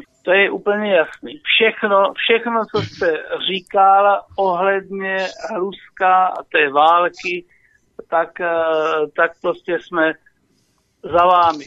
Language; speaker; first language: Czech; native; Czech